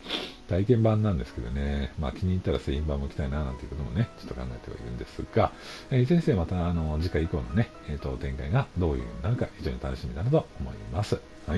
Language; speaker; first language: Japanese; native; Japanese